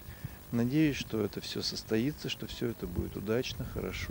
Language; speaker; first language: Russian; native; Russian